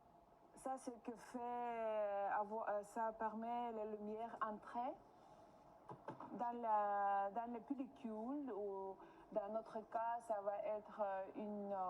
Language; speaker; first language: French; non-native, learner; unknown